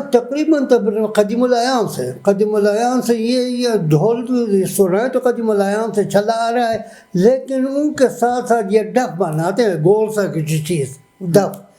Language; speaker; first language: Urdu; non-native, local second language; Persian